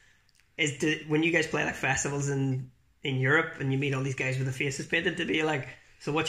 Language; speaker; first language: English; native; English